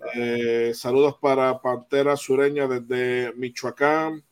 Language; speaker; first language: Spanish; native; Spanish